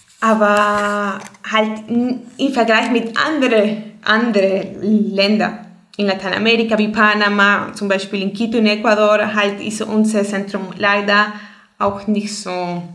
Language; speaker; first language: German; non-native, fluent; Spanish